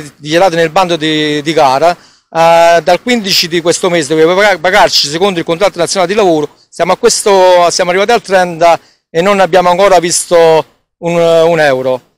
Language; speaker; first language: Italian; native; Italian